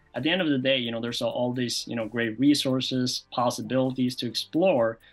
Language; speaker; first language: English; non-native, fluent; Norwegian